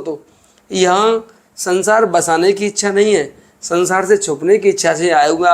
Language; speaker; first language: Hindi; native; Hindi